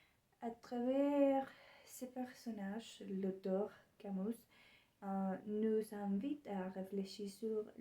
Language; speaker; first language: French; non-native, learner; Spanish